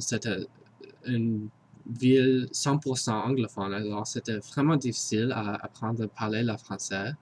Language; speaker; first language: French; non-native, learner; English